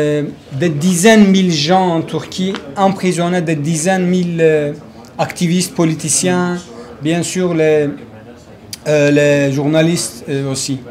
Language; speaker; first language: French; non-native, learner; Kurdish